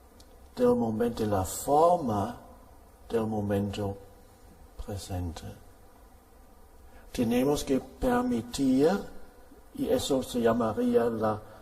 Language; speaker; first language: Spanish; non-native, fluent; German